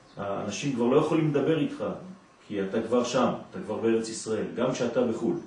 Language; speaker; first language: Hebrew; non-native, fluent; French